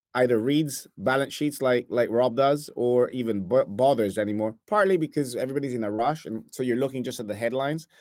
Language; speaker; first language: English; non-native, fluent; Italian